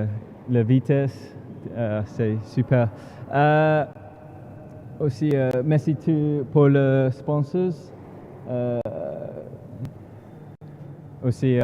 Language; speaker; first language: French; non-native, learner; English